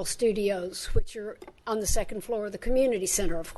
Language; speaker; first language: English; native; English